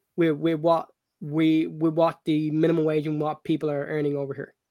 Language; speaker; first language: English; native; English